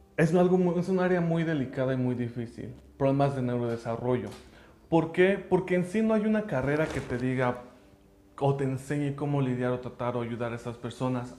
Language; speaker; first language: Spanish; non-native, fluent; English